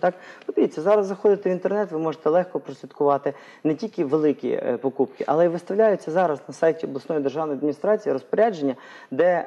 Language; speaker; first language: Ukrainian; native; Ukrainian